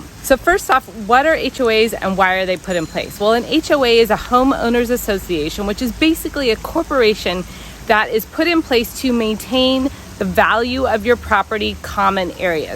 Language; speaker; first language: English; native; English